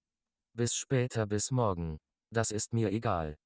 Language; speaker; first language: German; non-native, learner; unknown